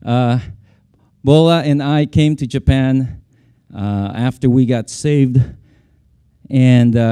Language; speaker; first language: English; non-native, local second language; Filipino